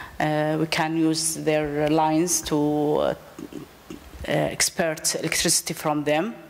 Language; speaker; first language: English; non-native, learner; Arabic